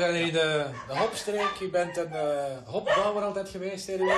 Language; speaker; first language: Dutch; native; Dutch